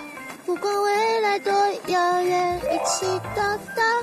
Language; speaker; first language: Chinese; native; Chinese